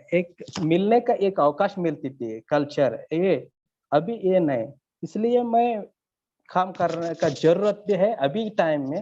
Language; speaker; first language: Hindi; non-native, learner; Kannada